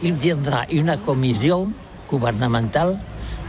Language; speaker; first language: French; non-native, learner; Catalan